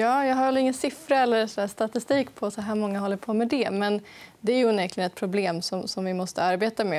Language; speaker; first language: Swedish; native; Swedish